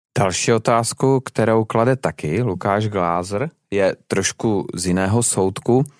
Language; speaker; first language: Czech; native; Czech